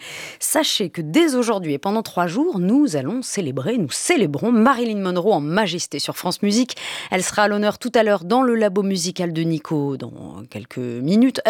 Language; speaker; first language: French; native; French